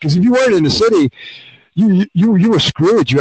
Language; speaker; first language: English; native; English